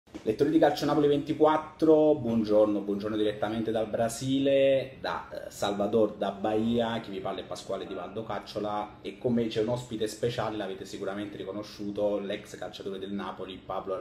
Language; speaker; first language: Italian; native; Italian